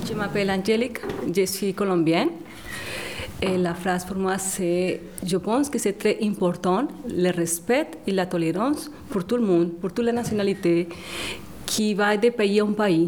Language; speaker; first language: French; non-native, learner; Spanish